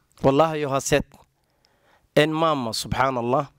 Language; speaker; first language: Swedish; non-native, learner; Somali